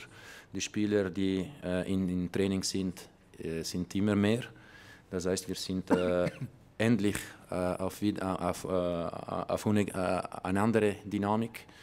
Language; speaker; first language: German; non-native, learner; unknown